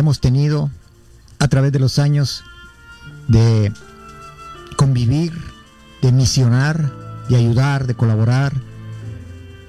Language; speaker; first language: Spanish; native; Spanish